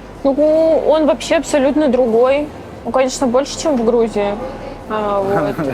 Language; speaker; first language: Russian; native; Russian